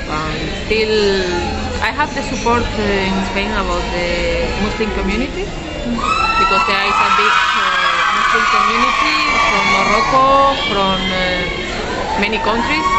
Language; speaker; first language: English; non-native, fluent; Spanish